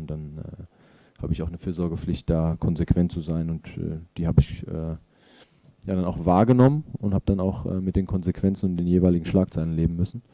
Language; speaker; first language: German; native; German